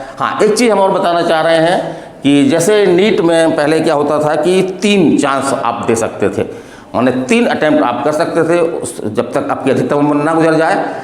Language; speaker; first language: Hindi; native; Hindi